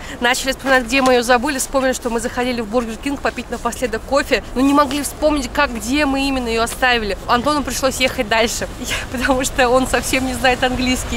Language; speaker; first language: Russian; native; Russian